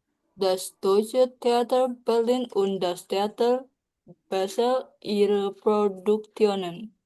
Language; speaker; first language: German; non-native, learner; Indonesian